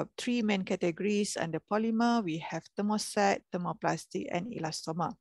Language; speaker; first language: English; non-native, local second language; Malay